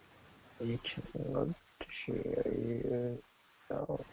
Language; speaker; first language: English; non-native, learner; Japanese